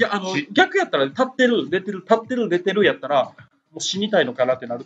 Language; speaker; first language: Japanese; native; Japanese